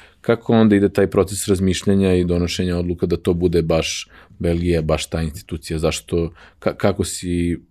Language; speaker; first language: Serbian; native; Serbian